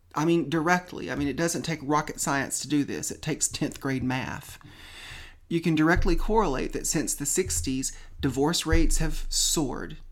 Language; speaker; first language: English; native; English